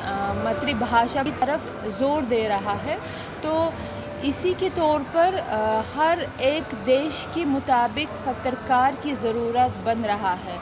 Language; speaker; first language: Hindi; non-native, fluent; Uzbek